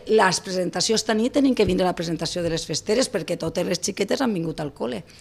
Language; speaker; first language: Catalan; native; Catalan